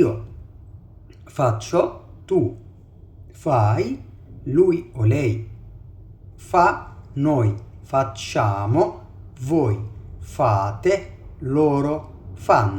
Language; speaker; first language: Italian; non-native, fluent; Arabic